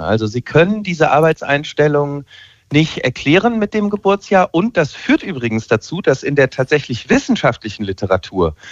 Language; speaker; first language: German; native; German